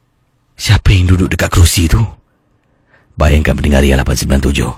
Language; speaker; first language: Malay; native; Malay